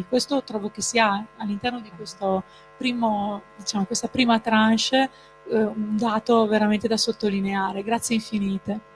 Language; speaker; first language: Italian; native; Italian